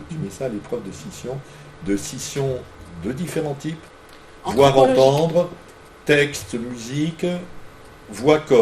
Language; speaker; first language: French; native; French